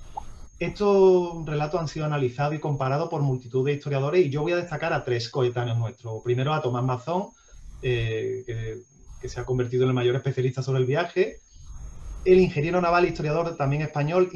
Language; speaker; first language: Spanish; native; Spanish